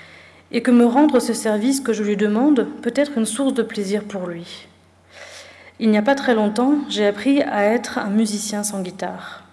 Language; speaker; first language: French; native; French